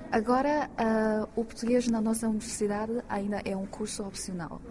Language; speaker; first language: Portuguese; non-native, fluent; Chinese